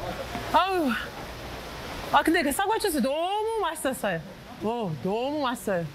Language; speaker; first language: Korean; non-native, learner; English